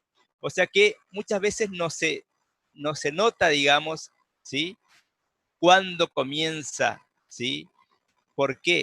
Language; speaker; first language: Spanish; native; Spanish